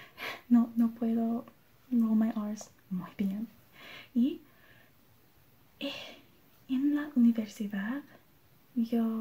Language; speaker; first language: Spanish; non-native, learner; English